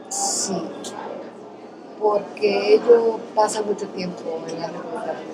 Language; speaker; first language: Spanish; early bilingual, other home language; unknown